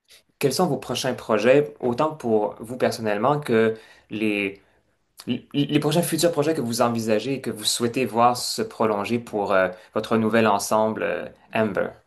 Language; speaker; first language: French; native; French